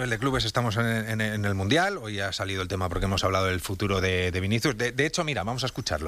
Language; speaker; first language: Spanish; native; Spanish